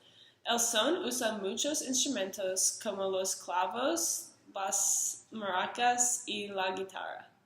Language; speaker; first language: Spanish; non-native, learner; English